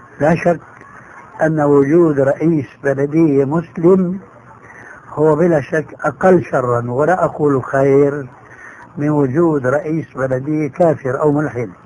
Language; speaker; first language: Arabic; early bilingual, other home language; Albanian